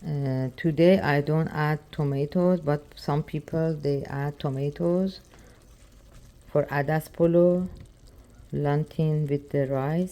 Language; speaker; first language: English; non-native, learner; Persian